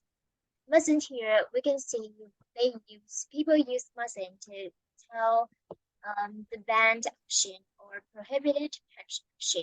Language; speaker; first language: English; non-native, fluent; Vietnamese